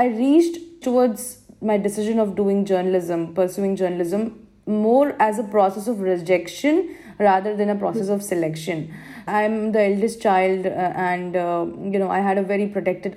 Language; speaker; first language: English; non-native, local second language; Hindi